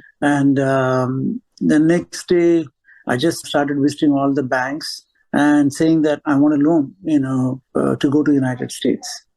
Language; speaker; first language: English; non-native, local second language; Telugu